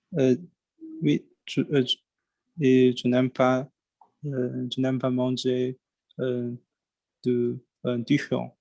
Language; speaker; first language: French; non-native, learner; Chinese